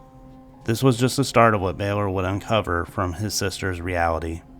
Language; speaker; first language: English; native; English